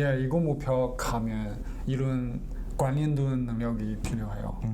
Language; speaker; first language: Korean; non-native, learner; Chinese